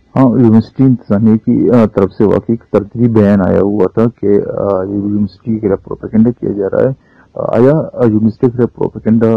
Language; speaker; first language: Urdu; non-native, local second language; Baluchi